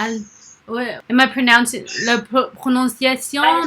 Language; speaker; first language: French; non-native, learner; English